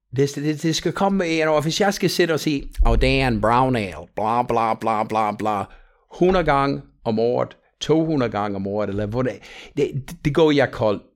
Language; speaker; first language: Danish; non-native, fluent; English